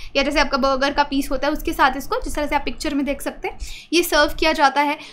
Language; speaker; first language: Hindi; native; Hindi